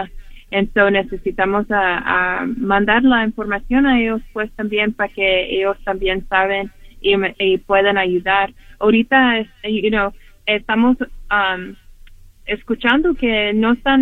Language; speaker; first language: Spanish; early bilingual, heritage; Spanish